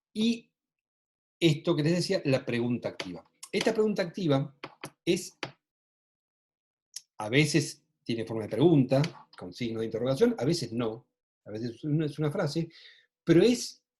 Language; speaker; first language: Spanish; native; Spanish